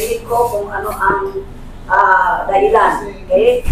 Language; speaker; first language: Filipino; native; Filipino